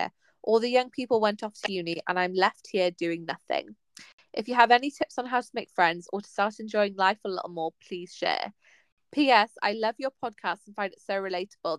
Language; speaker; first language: English; native; English